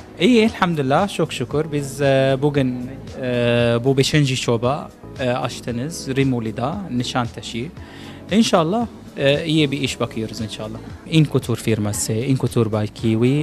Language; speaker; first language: Turkish; non-native, learner; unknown